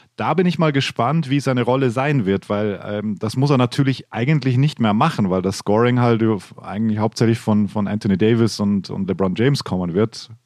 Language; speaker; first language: German; native; German